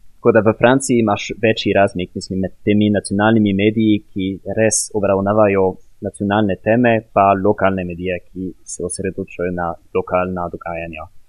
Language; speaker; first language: Slovenian; non-native, fluent; French